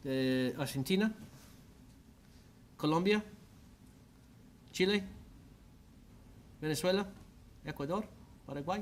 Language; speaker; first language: Spanish; non-native, learner; English